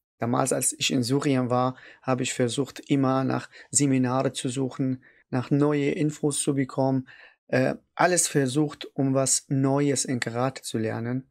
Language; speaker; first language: German; non-native, learner; Arabic